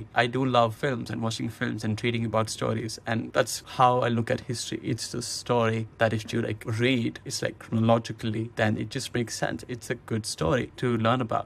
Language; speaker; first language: English; non-native, local second language; Hindi